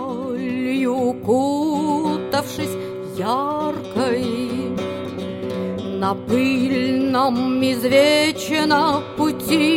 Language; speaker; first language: Russian; native; Russian